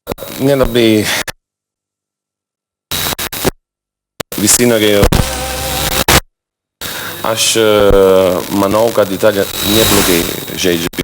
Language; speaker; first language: Lithuanian; non-native, learner; Italian